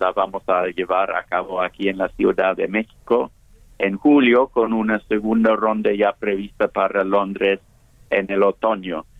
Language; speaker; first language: Spanish; non-native, fluent; English